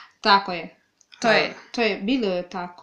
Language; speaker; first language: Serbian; non-native, learner; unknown